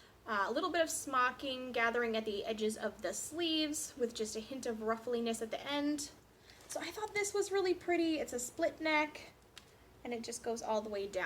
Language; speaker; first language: English; native; English